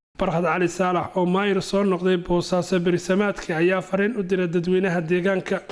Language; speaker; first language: Somali; native; Somali